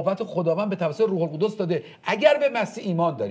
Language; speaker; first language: Persian; native; Persian